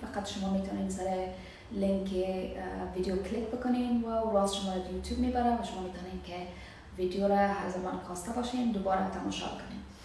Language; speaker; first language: Persian; native; Persian